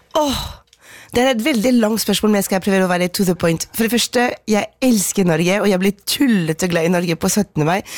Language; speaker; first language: Norwegian; non-native, fluent; French